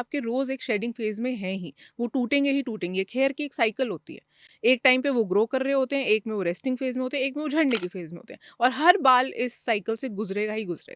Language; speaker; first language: Hindi; native; Hindi